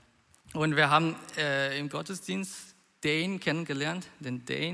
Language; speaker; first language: German; non-native, fluent; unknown